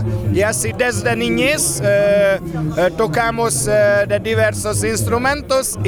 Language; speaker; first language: Spanish; non-native, fluent; Hungarian